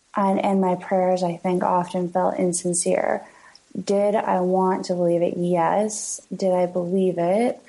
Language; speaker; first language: English; native; English